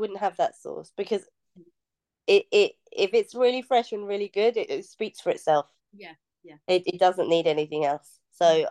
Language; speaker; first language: English; native; English